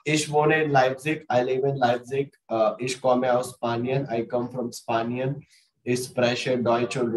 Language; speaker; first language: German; non-native, learner; Hindi